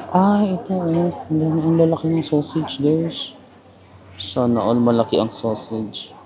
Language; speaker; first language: Filipino; native; Filipino